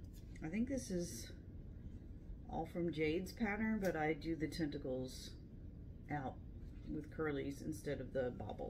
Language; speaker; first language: English; native; English